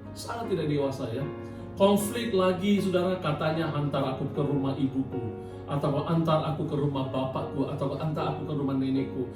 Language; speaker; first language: Indonesian; non-native, fluent; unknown